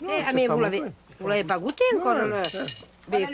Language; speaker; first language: French; native; French